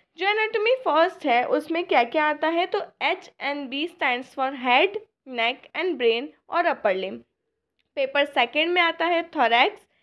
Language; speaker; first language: Hindi; native; Hindi